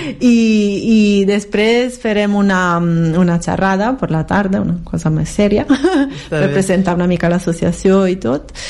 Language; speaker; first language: Catalan; non-native, fluent; Italian